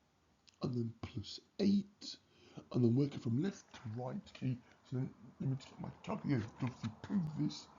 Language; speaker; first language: English; native; English